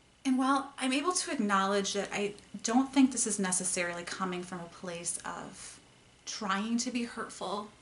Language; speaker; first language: English; native; English